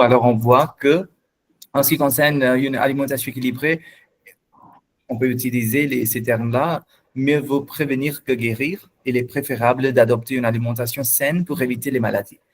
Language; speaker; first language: French; non-native, fluent; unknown